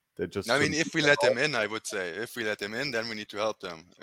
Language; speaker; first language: English; non-native, fluent; German